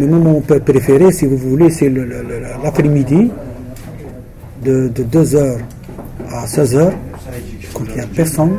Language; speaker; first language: French; non-native, local second language; Arabic